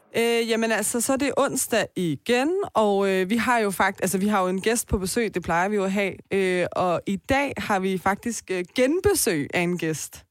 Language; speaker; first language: Danish; early bilingual, other home language; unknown